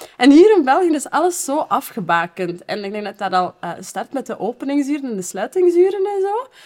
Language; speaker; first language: Dutch; early bilingual, other home language; Arabic